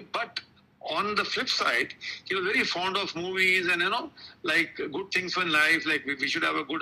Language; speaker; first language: English; non-native, local second language; Kashmiri